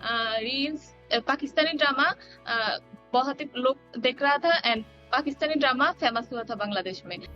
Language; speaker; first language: Hindi; non-native, learner; Bangla